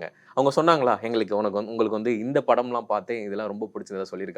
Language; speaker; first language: Tamil; native; Tamil